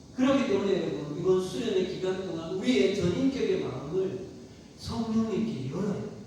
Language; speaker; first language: Korean; native; Korean